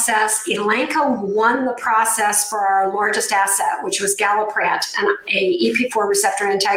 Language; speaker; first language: English; native; English